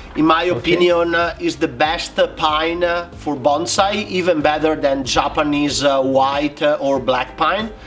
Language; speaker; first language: English; non-native, fluent; Italian